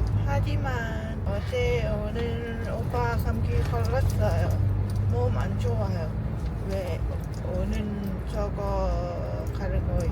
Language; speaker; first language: Korean; non-native, learner; Lao